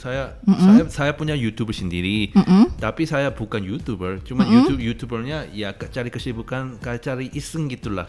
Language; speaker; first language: Indonesian; non-native, fluent; Korean